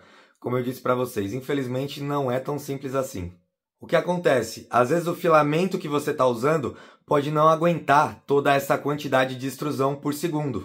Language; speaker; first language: Portuguese; native; Portuguese